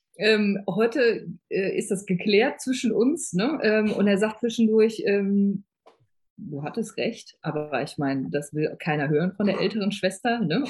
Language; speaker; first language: German; native; German